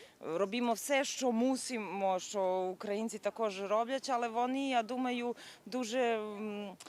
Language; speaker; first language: Ukrainian; non-native, learner; Serbian